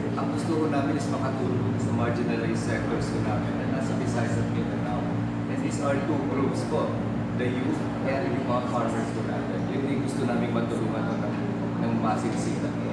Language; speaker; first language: Filipino; non-native, local second language; Cebuano